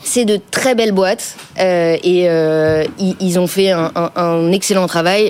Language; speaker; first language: French; native; French